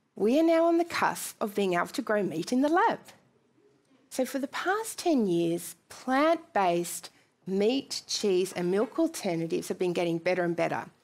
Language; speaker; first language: English; native; English